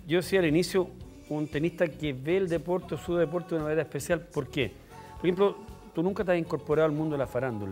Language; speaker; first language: Spanish; native; Spanish